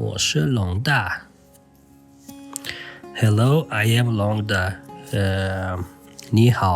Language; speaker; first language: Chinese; non-native, learner; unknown